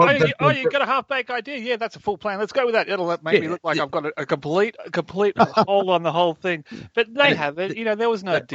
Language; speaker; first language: English; native; English